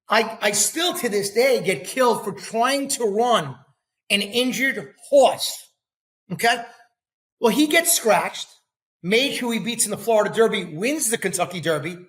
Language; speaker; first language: English; native; English